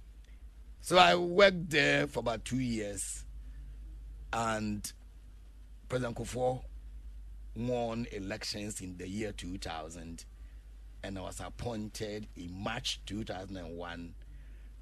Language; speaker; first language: English; non-native, local second language; Akan